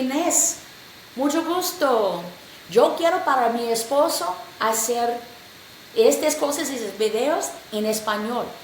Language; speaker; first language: Spanish; non-native, learner; English